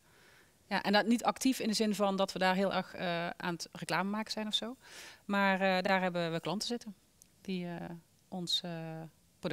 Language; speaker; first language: Dutch; native; Dutch